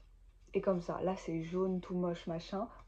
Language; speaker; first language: French; native; French